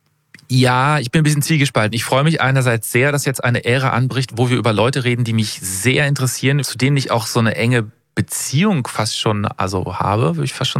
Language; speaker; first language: German; native; German